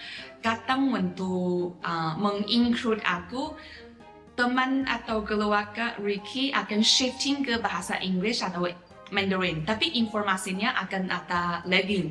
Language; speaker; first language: Indonesian; non-native, fluent; Chinese